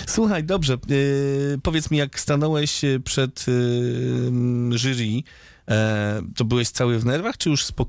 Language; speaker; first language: Polish; native; Polish